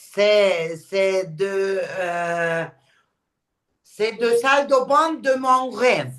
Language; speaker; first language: French; non-native, learner; Turkish